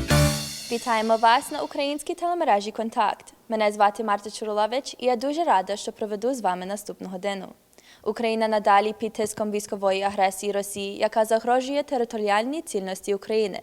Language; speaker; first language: Ukrainian; early bilingual, heritage; Ukrainian